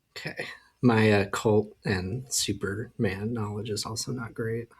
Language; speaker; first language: English; native; English